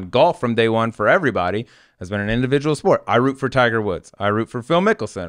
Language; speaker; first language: English; native; English